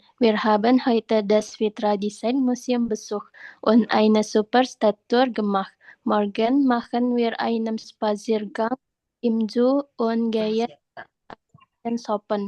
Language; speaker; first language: German; non-native, learner; Indonesian